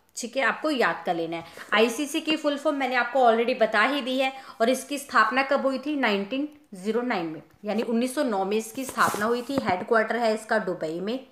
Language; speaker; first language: Hindi; non-native, local second language; Punjabi